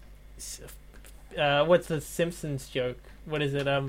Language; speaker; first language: English; native; English